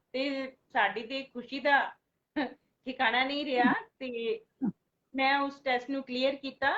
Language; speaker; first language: Punjabi; non-native, local second language; Hindi